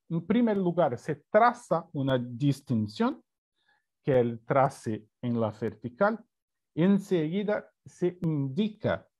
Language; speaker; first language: Spanish; non-native, fluent; Portuguese